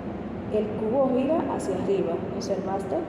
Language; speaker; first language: Spanish; native; Spanish